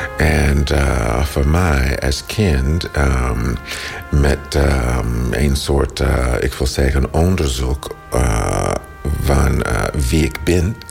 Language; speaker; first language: Dutch; non-native, learner; English